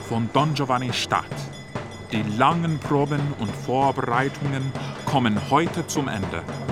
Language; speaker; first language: German; non-native, fluent; English